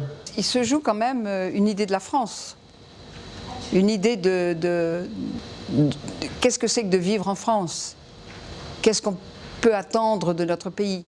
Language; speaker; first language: French; native; French